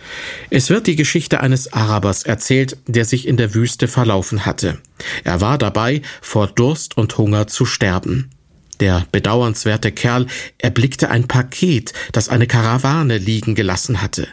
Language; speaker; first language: German; native; German